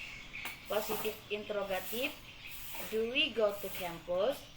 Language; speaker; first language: English; non-native, learner; Indonesian